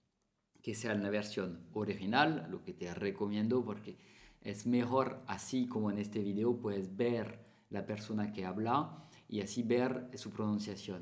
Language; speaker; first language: Spanish; non-native, fluent; French